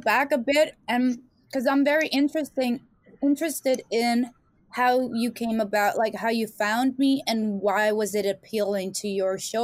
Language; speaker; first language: English; non-native, fluent; Danish